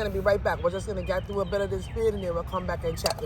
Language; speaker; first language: English; native; English